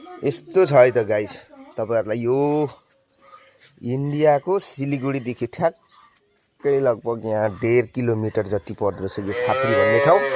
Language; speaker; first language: Nepali; non-native, local second language; Limbu